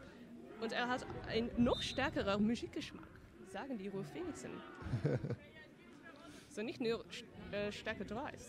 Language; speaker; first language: German; non-native, learner; Dutch